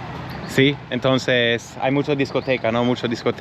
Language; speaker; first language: Spanish; non-native, learner; English